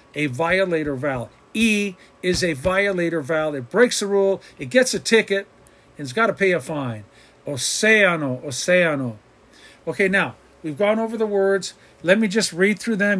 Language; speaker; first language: English; native; English